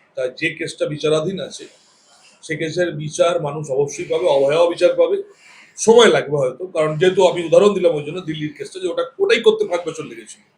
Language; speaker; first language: Bangla; native; Bangla